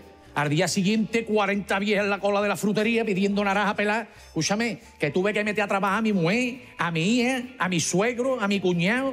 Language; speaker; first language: Spanish; native; Spanish